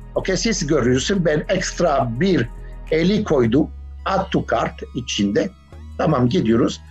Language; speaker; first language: Turkish; non-native, learner; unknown